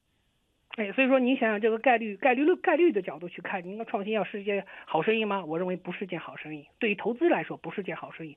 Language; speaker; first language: Chinese; native; Chinese